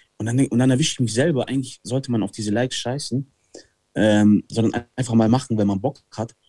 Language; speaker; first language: German; early bilingual, other home language; Italian